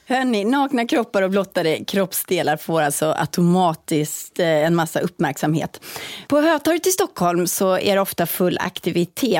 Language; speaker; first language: Swedish; native; Swedish